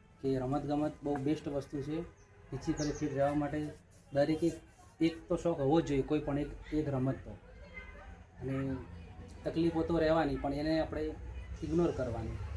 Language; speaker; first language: Gujarati; native; Gujarati